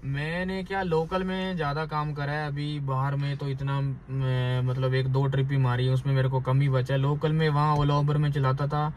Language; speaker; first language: Hindi; native; Hindi